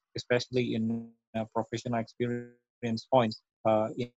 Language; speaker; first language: English; non-native, fluent; Indonesian